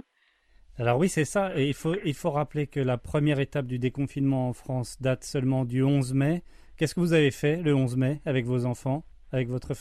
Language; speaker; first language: French; native; French